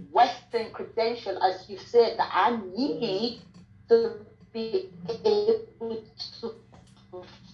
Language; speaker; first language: English; non-native, local second language; Krio